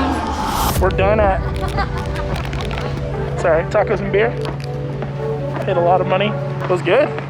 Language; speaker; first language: English; native; English